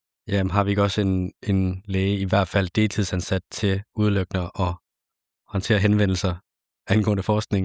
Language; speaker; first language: Danish; native; Danish